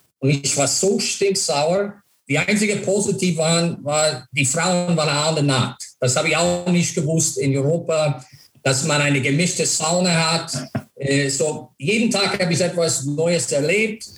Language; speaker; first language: German; non-native, fluent; English